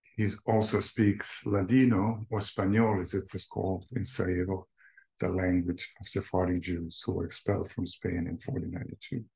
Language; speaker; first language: English; non-native, fluent; Bosnian